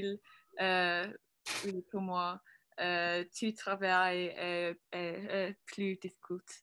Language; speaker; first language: French; non-native, learner; English